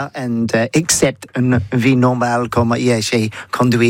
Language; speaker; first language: French; non-native, learner; English